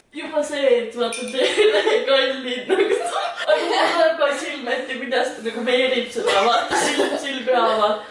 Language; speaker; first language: Estonian; native; Estonian